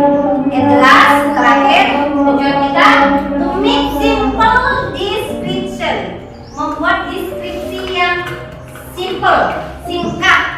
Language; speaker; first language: English; non-native, learner; Indonesian